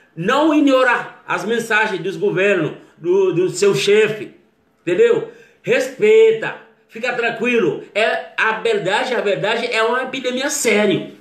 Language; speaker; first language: Portuguese; non-native, learner; Haitian Creole